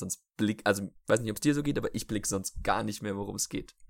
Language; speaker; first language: German; native; German